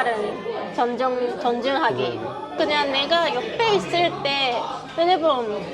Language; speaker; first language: Korean; non-native, fluent; Japanese